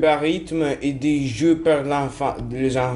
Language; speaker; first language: French; non-native, learner; Italian